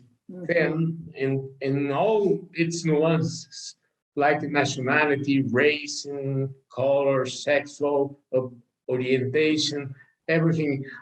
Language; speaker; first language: English; non-native, learner; Portuguese